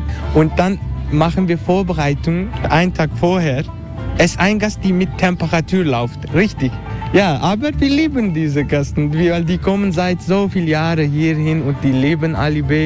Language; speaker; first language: German; non-native, learner; Turkish